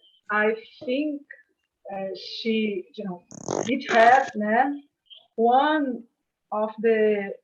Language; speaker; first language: English; non-native, learner; Portuguese